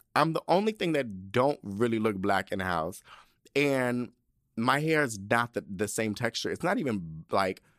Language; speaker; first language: English; early bilingual, other home language; Spanish